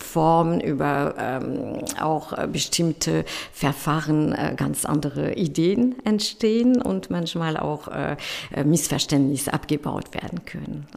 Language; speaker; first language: German; non-native, fluent; French